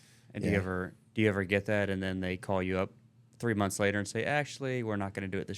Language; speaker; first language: English; native; English